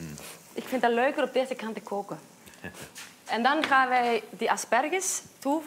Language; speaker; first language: Dutch; non-native, fluent; Icelandic